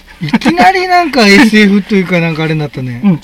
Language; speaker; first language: Japanese; native; Japanese